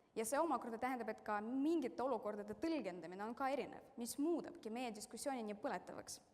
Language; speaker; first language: Estonian; non-native, local second language; Russian